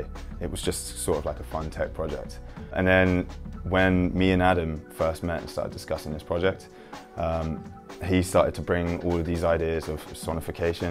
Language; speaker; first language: English; native; English